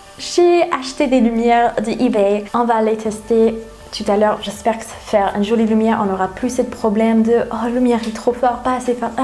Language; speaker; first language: French; non-native, fluent; English